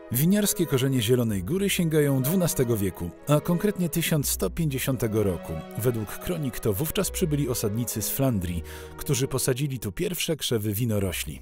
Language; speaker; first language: Polish; native; Polish